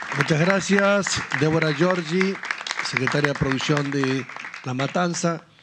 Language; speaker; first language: Spanish; native; Spanish